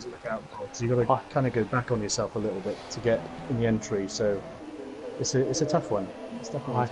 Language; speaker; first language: English; native; English